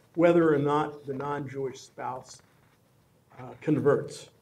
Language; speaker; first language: English; native; English